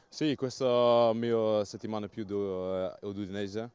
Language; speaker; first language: Italian; non-native, learner; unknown